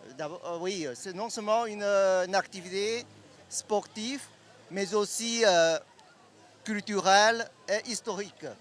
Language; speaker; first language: French; non-native, learner; Chinese